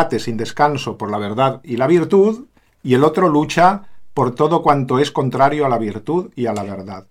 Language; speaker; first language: Spanish; native; Spanish